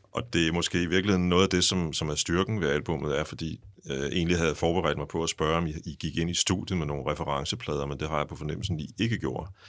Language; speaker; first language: Danish; native; Danish